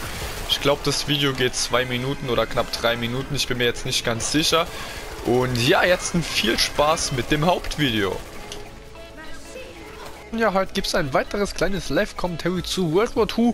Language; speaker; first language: German; native; German